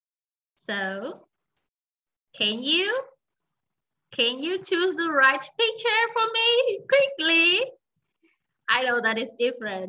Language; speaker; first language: English; non-native, fluent; Vietnamese